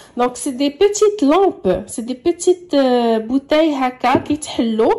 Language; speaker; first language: French; non-native, local second language; Arabic